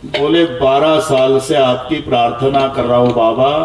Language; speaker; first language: Hindi; non-native, local second language; Marathi